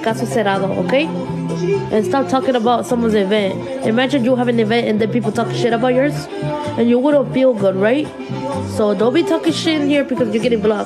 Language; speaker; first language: English; early bilingual, other home language; Spanish